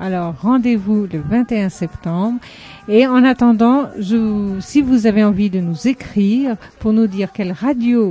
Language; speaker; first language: French; native; French